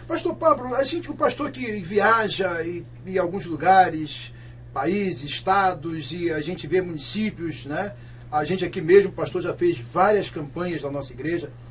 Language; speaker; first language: Portuguese; native; Portuguese